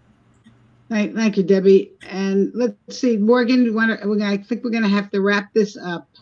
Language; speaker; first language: English; native; English